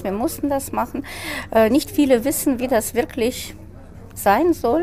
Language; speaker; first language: German; non-native, fluent; Russian